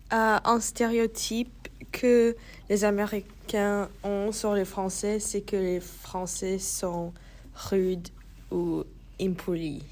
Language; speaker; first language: French; early bilingual, heritage; French